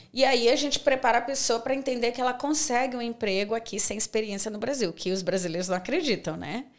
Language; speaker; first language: Portuguese; native; Portuguese